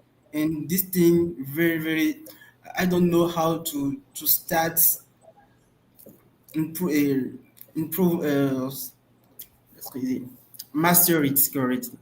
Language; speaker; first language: English; non-native, learner; French